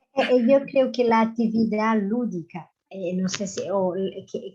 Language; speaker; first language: Spanish; non-native, fluent; Portuguese